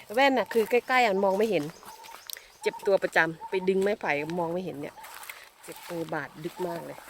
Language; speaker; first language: Thai; non-native, local second language; Northern Khmer